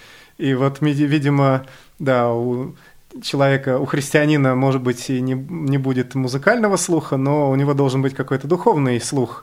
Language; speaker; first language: Russian; native; Russian